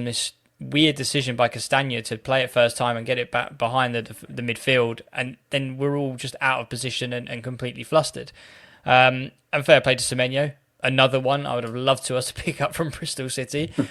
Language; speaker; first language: English; native; English